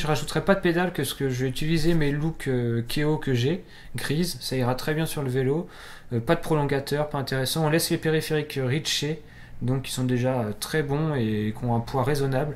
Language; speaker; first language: French; native; French